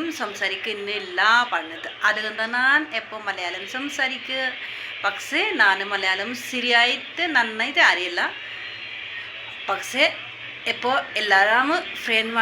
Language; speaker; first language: Malayalam; non-native, learner; Bodo